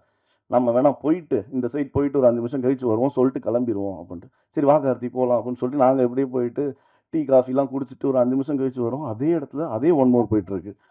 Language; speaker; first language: Tamil; native; Tamil